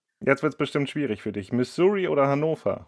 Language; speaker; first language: German; native; German